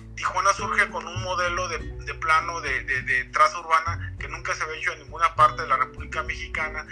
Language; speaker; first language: Spanish; native; Spanish